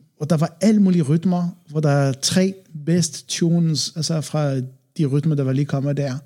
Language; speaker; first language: Danish; non-native, fluent; Arabic